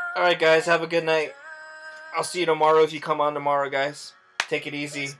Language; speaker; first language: English; native; English